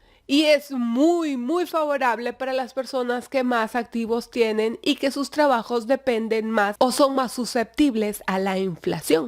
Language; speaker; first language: Spanish; native; Spanish